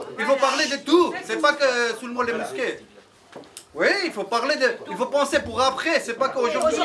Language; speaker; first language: French; non-native, learner; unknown